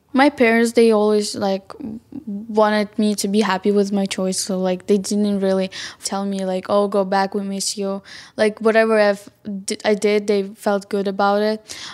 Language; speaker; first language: English; non-native, fluent; Ukrainian